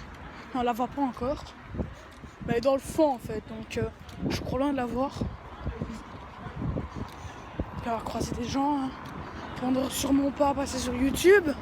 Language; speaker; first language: French; native; French